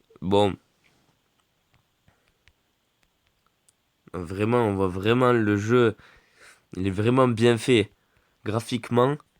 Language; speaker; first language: French; native; French